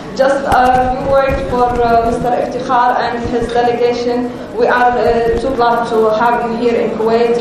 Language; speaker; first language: English; non-native, fluent; Arabic